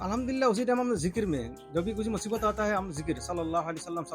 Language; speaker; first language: Hindi; non-native, fluent; Bangla